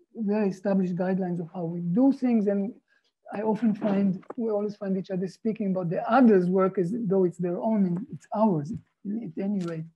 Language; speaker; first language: English; non-native, fluent; Hebrew